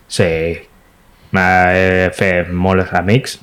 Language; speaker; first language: Catalan; non-native, local second language; Spanish